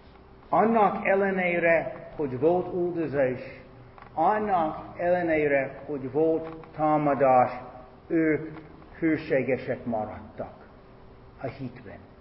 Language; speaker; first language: Hungarian; non-native, fluent; English